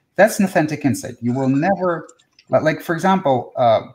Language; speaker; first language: English; non-native, fluent; Russian